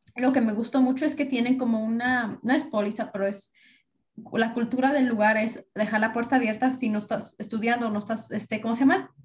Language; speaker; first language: Spanish; early bilingual, heritage; Spanish